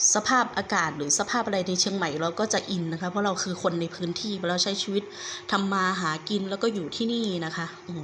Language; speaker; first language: Thai; native; Thai